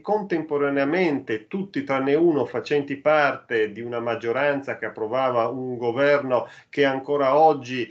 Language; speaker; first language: Italian; native; Italian